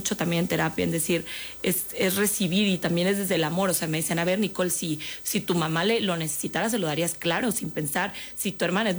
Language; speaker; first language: Spanish; native; Spanish